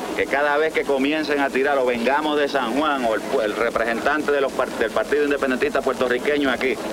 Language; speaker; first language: Spanish; native; Spanish